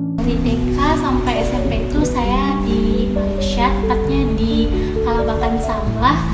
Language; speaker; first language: Indonesian; early bilingual, heritage; Indonesian